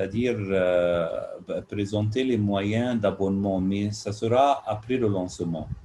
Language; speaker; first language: French; non-native, learner; Arabic